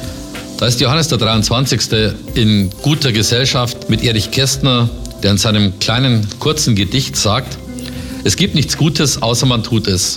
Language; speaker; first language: German; native; German